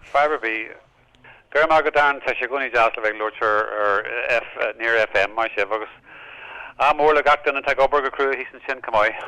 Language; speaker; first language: Irish; native; Irish